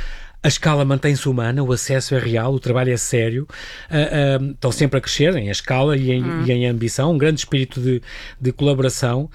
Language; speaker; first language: Portuguese; native; Portuguese